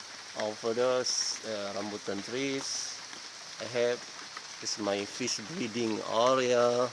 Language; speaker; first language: English; non-native, learner; Indonesian